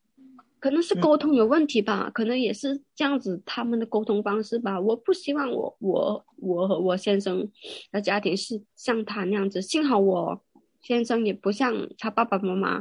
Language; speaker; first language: Chinese; non-native, local second language; Cantonese